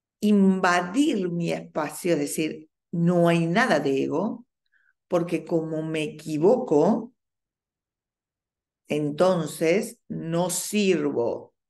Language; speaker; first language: Spanish; native; Spanish